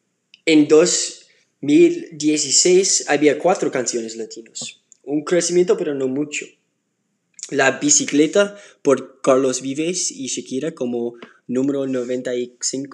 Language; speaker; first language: Spanish; non-native, learner; English